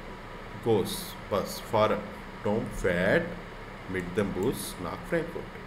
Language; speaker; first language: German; non-native, learner; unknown